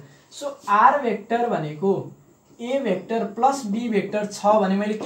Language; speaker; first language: Nepali; native; Nepali